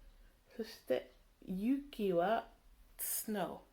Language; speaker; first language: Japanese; non-native, learner; English